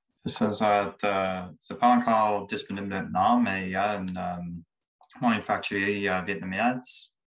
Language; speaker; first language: French; non-native, learner; English